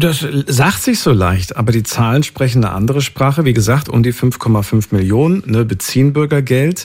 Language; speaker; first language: German; native; German